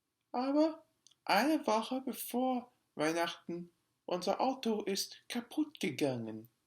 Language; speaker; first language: German; non-native, learner; English